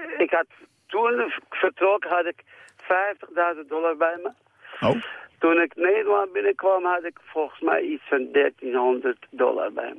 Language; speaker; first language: Dutch; non-native, fluent; Central Kurdish